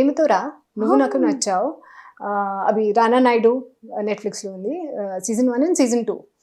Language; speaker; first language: Telugu; non-native, learner; Hindi